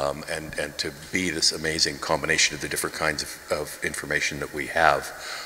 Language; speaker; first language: English; native; English